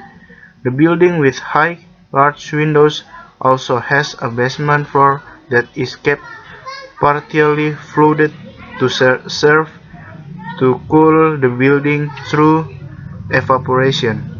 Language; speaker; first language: English; non-native, learner; Indonesian